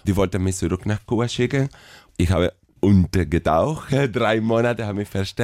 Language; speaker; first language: German; non-native, fluent; Spanish